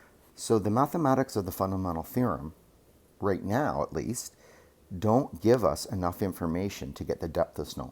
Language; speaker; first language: English; native; English